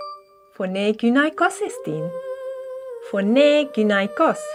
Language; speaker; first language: Greek; non-native, fluent; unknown